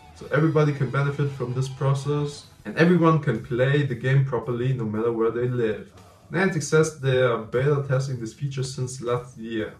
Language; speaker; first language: English; non-native, fluent; German